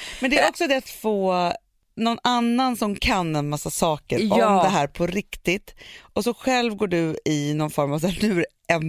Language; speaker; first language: Swedish; native; Swedish